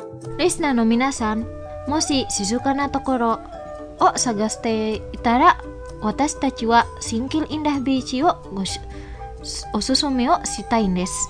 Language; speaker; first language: Japanese; non-native, fluent; Indonesian